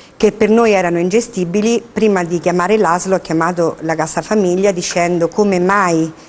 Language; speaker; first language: Italian; native; Italian